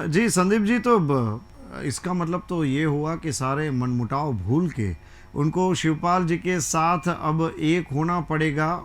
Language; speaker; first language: Hindi; non-native, local second language; Gujarati